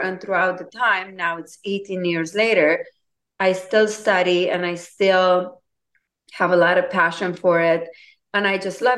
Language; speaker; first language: English; non-native, fluent; Romanian